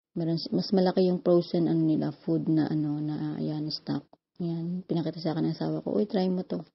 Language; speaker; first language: Filipino; native; Filipino